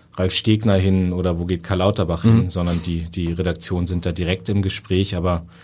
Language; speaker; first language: German; native; German